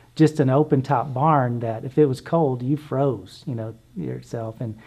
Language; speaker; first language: English; native; English